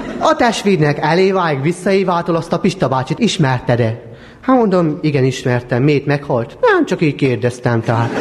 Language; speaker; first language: Hungarian; native; Hungarian